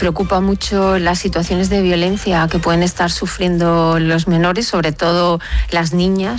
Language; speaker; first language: Spanish; native; Spanish